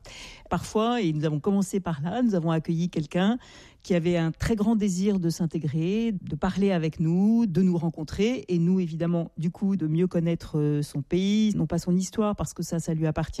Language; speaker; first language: French; native; French